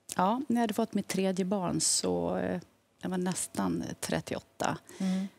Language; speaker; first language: Swedish; native; Swedish